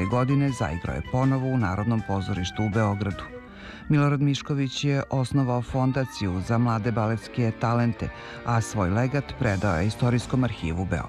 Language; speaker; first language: Serbian; native; Serbian